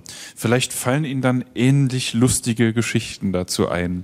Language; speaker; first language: German; native; German